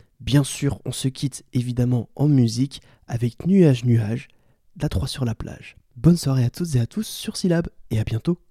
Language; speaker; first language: French; native; French